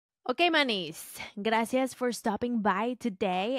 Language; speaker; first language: English; early bilingual, other home language; Spanish